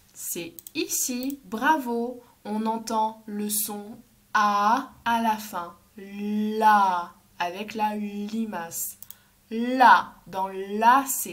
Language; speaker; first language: French; native; French